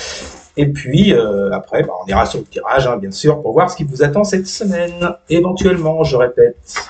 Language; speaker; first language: French; native; French